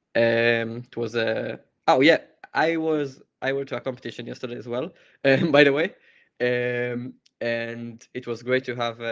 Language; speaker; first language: English; non-native, fluent; Hebrew